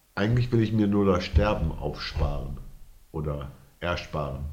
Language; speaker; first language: German; native; German